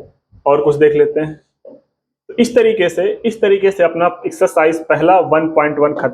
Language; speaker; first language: Hindi; native; Hindi